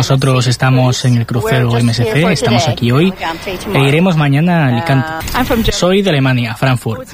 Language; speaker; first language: Spanish; non-native, learner; German